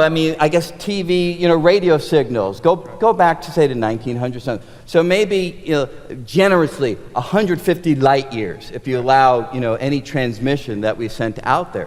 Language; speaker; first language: English; native; English